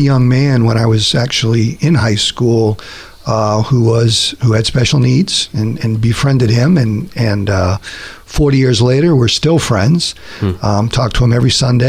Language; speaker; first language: English; native; English